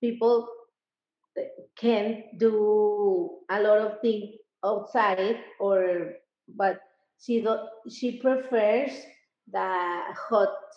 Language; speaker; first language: English; non-native, learner; Spanish